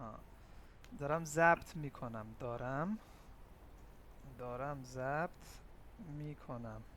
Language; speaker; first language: Persian; non-native, fluent; Urdu